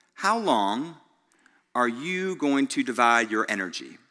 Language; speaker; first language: English; native; English